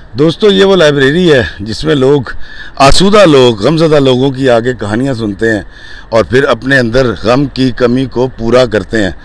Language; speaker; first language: Urdu; non-native, local second language; Punjabi